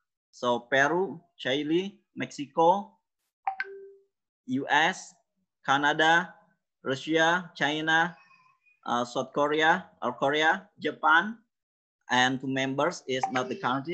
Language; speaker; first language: English; non-native, learner; Indonesian